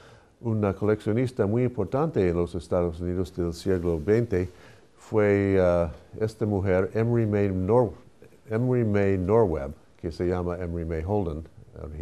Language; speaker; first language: Spanish; non-native, fluent; English